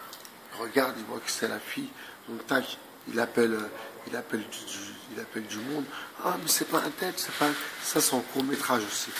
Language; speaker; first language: French; native; French